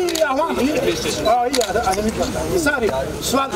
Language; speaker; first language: Hindi; non-native, learner; Pashto